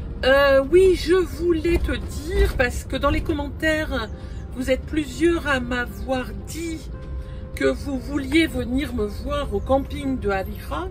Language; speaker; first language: French; native; French